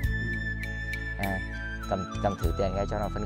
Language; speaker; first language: Portuguese; non-native, learner; Vietnamese